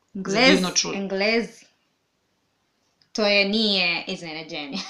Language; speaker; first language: Serbian; non-native, learner; Swahili